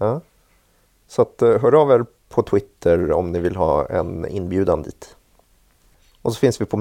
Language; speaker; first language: Swedish; native; Swedish